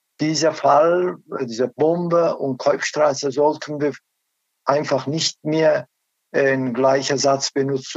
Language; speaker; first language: German; non-native, learner; Turkish